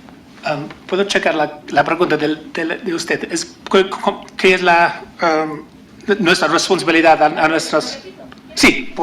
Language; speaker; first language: Spanish; non-native, learner; English